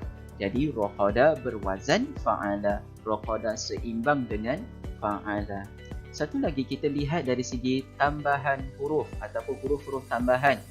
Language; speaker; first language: Malay; native; Malay